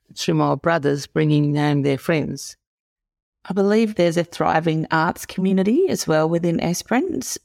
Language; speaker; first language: English; native; English